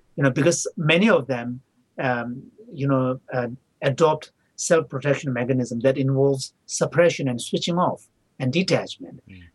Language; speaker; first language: English; non-native, local second language; Tibetan